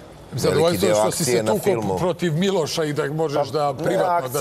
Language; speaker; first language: Serbian; native; Serbian